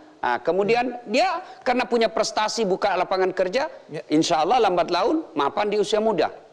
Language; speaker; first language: Indonesian; native; Indonesian